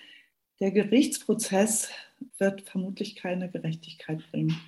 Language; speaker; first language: German; native; German